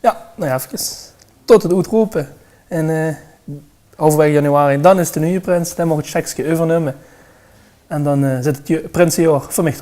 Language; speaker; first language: Dutch; native; Dutch